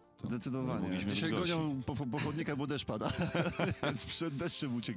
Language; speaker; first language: Polish; native; Polish